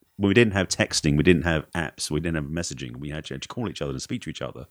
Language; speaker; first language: English; native; English